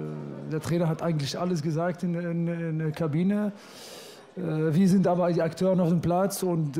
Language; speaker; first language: German; non-native, fluent; Arabic